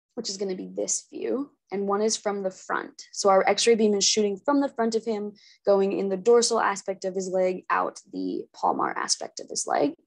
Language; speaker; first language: English; native; English